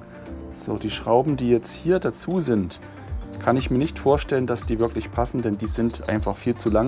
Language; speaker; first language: German; native; German